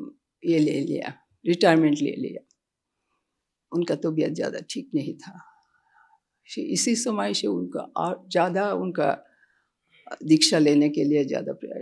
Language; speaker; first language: Hindi; non-native, local second language; Bangla